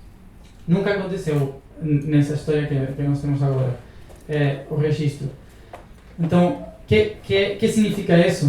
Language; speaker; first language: Portuguese; non-native, learner; Spanish